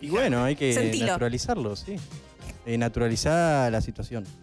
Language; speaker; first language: Spanish; native; Spanish